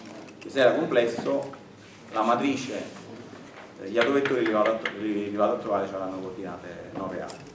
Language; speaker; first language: Italian; native; Italian